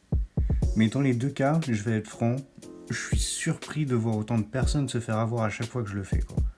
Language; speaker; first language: French; native; French